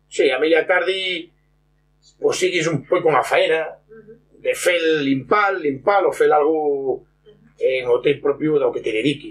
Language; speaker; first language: Spanish; non-native, local second language; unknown